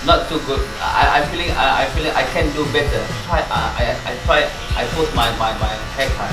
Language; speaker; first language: English; non-native, learner; Malay